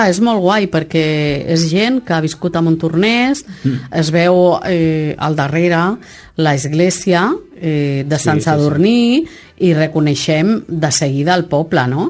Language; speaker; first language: Catalan; native; Catalan